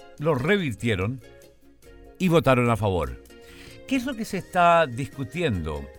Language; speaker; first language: Spanish; native; Spanish